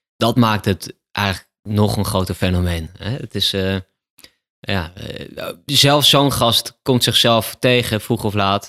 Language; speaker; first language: Dutch; native; Dutch